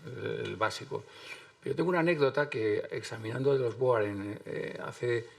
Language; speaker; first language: Spanish; native; Spanish